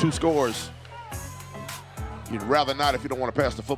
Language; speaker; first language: English; native; English